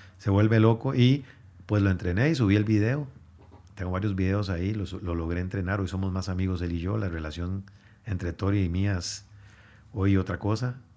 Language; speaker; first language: Spanish; native; Spanish